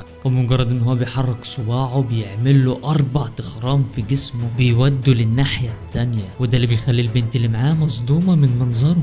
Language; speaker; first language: Arabic; native; Arabic